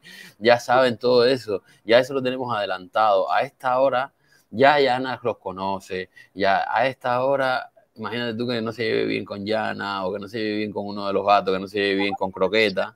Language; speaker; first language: Spanish; native; Spanish